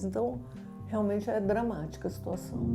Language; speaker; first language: Portuguese; native; Portuguese